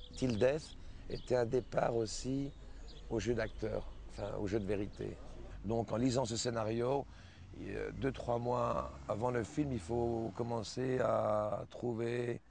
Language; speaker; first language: French; native; French